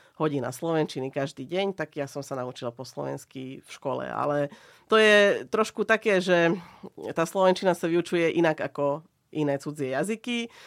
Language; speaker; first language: Slovak; non-native, local second language; Hungarian